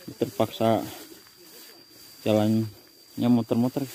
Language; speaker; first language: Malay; non-native, local second language; Sundanese